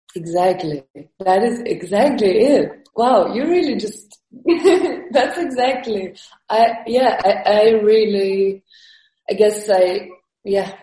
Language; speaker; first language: English; early bilingual, other home language; Estonian